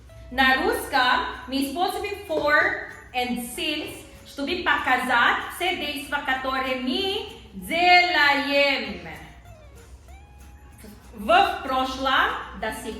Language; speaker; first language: Russian; non-native, learner; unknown